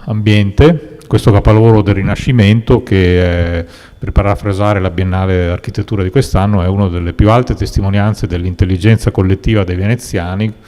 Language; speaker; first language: Italian; native; Italian